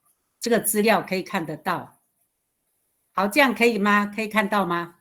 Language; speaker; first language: Chinese; non-native, local second language; Amis